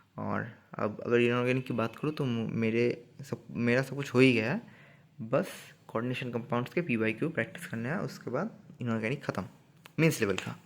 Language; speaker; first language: Hindi; non-native, local second language; Bangla